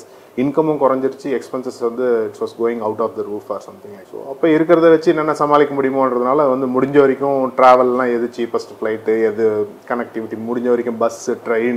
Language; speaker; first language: Tamil; native; Tamil